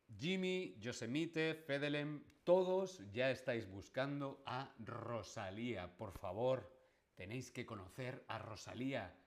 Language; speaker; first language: Spanish; native; Spanish